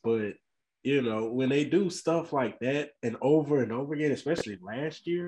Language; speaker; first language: English; native; English